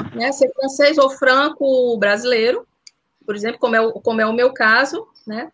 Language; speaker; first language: Portuguese; non-native, fluent; French